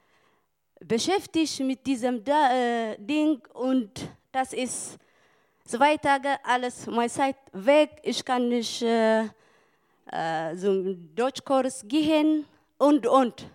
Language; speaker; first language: German; non-native, learner; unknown